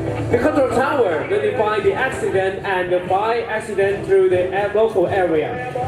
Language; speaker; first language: English; non-native, learner; Thai